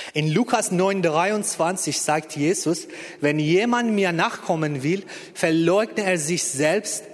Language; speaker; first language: German; non-native, fluent; Persian